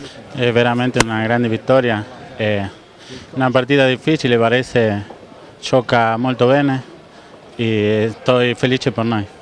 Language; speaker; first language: Italian; non-native, learner; Spanish